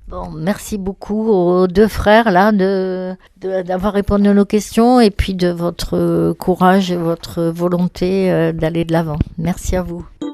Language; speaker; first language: French; native; French